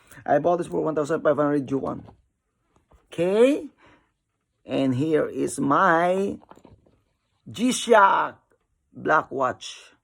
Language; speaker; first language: English; non-native, local second language; Filipino